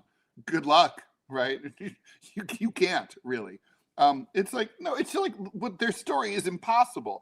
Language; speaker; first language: English; native; English